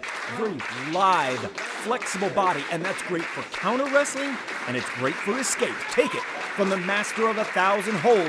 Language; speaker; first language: English; native; English